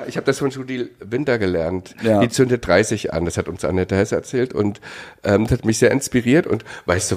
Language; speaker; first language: German; native; German